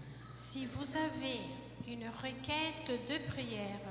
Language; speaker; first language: French; non-native, fluent; Portuguese